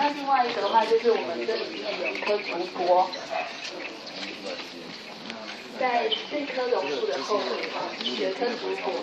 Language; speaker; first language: Chinese; native; Chinese